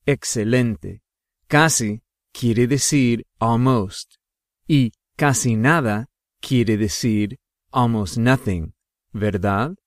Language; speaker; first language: Spanish; non-native, fluent; English